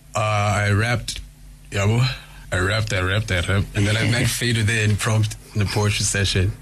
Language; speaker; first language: English; non-native, local second language; Xhosa